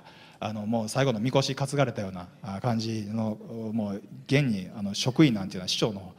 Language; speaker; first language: Japanese; native; Japanese